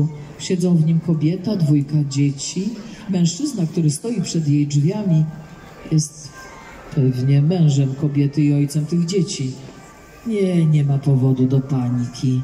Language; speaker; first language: Polish; native; Polish